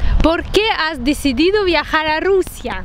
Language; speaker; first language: Spanish; non-native, fluent; Russian